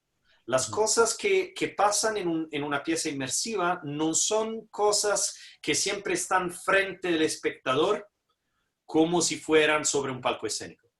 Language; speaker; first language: Spanish; non-native, fluent; Italian